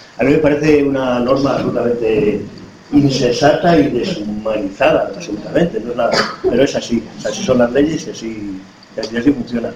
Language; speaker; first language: Spanish; native; Spanish